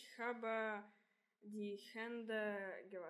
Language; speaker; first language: German; non-native, learner; Russian